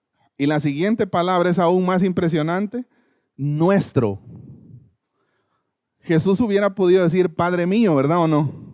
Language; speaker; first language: Spanish; native; Spanish